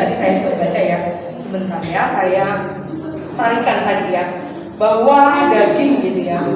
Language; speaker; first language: Indonesian; native; Indonesian